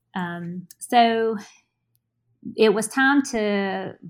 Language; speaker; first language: English; native; English